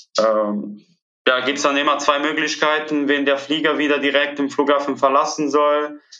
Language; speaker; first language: German; non-native, fluent; Italian